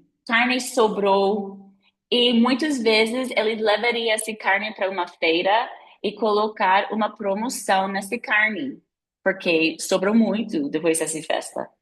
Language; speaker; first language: Portuguese; non-native, fluent; English